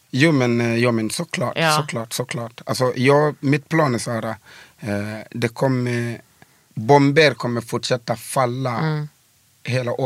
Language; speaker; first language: Swedish; early bilingual, other home language; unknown